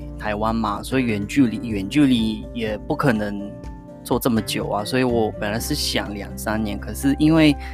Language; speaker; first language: Chinese; non-native, fluent; Japanese